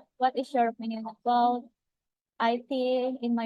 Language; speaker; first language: English; non-native, fluent; Indonesian